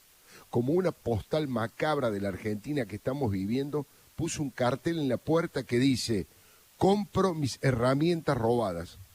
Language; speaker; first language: Spanish; native; Spanish